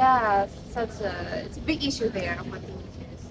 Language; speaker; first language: English; non-native, learner; Indonesian